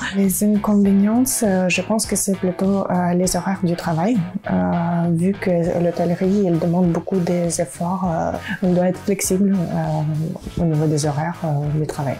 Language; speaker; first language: French; non-native, fluent; Ukrainian